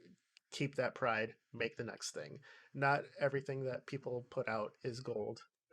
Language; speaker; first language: English; native; English